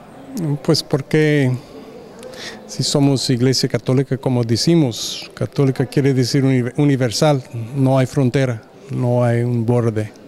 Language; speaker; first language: Spanish; non-native, fluent; English